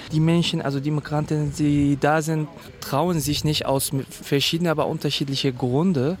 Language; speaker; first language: German; non-native, fluent; Kurdish